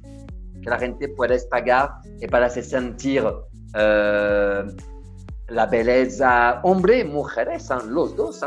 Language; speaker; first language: Spanish; non-native, learner; French